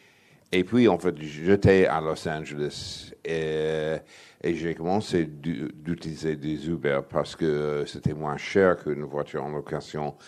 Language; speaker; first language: French; non-native, fluent; English